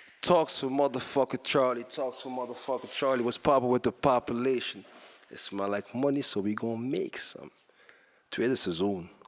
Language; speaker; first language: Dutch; early bilingual, other home language; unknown